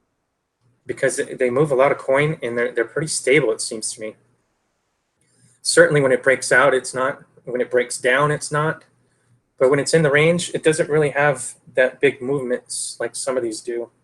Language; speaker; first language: English; native; English